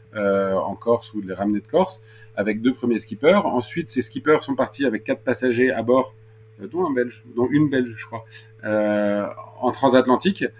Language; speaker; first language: French; native; French